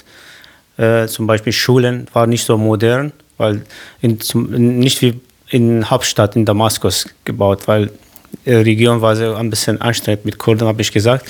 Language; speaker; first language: German; non-native, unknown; Kurdish